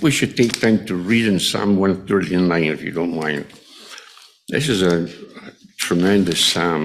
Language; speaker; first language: English; native; English